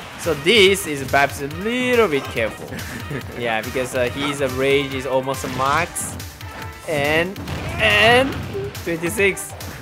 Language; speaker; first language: English; non-native, learner; Chinese